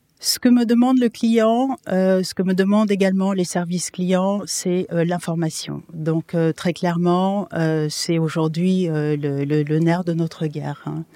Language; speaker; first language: French; non-native, local second language; Wolof